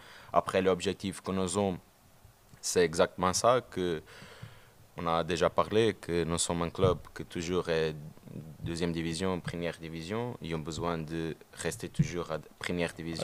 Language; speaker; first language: French; non-native, learner; Portuguese